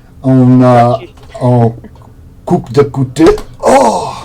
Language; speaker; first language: French; non-native, learner; Portuguese